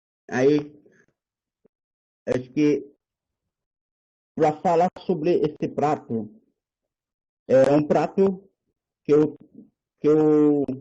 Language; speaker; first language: Portuguese; non-native, learner; Haitian Creole